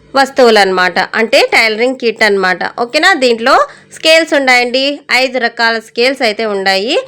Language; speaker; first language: Telugu; non-native, local second language; Urdu